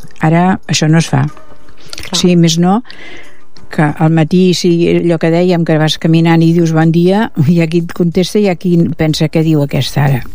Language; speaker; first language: Catalan; native; Catalan